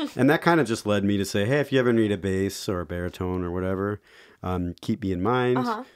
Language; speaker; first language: English; native; English